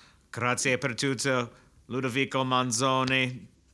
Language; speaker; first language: Italian; non-native, learner; English